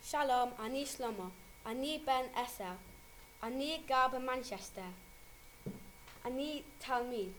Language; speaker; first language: Hebrew; non-native, learner; English